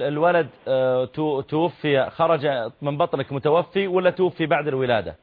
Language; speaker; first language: Arabic; native; Arabic